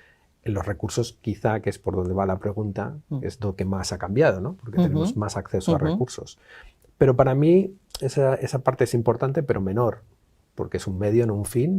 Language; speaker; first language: Spanish; native; Spanish